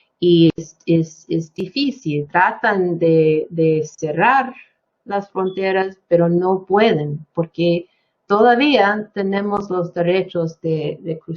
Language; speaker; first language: Spanish; non-native, fluent; English